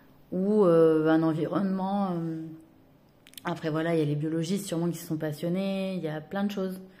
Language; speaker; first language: French; native; French